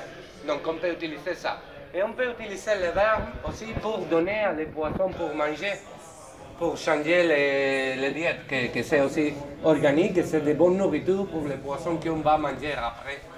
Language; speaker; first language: French; non-native, learner; Spanish